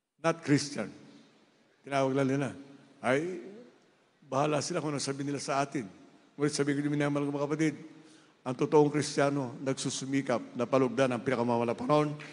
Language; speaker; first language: Filipino; native; Filipino